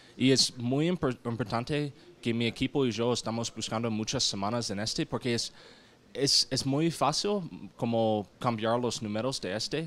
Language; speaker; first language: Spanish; non-native, learner; English